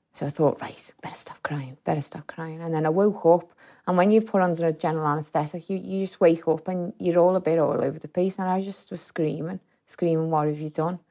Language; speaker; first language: English; native; English